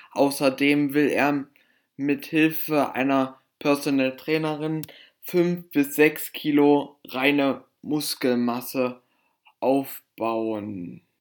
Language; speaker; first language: German; native; German